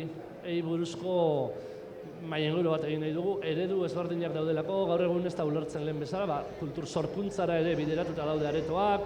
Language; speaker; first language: Basque; native; Basque